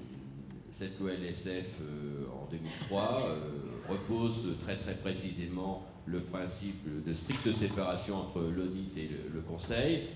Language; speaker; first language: French; native; French